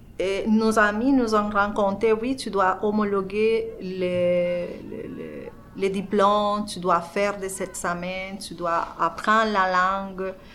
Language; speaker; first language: French; non-native, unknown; Spanish